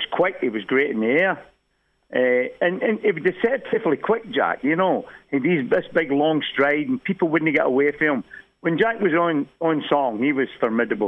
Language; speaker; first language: English; native; English